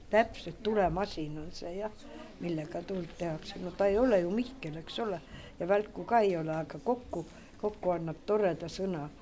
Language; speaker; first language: Estonian; native; Estonian